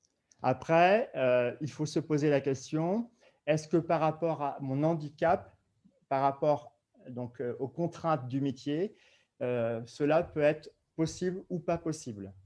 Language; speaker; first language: French; native; French